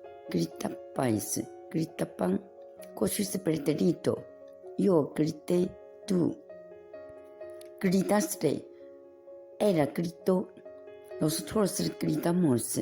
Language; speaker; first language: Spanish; non-native, fluent; Chinese